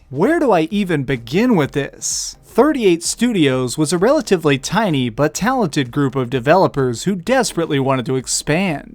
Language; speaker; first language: English; native; English